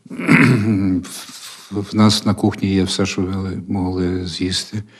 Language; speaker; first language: Ukrainian; early bilingual, heritage; Ukrainian